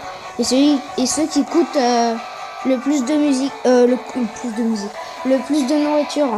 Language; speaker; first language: French; native; French